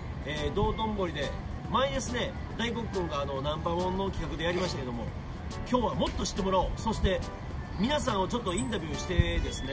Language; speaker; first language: Japanese; native; Japanese